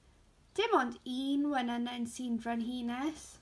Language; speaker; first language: Welsh; non-native, local second language; English